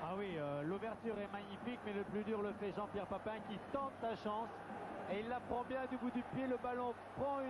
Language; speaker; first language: French; native; French